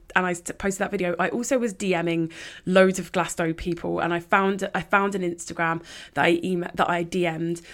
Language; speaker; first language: English; native; English